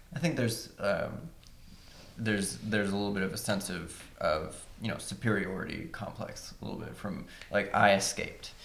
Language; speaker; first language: English; native; English